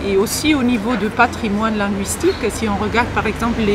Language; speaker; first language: French; non-native, fluent; German